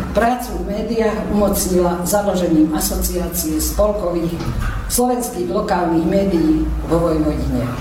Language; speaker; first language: Slovak; early bilingual, heritage; Slovak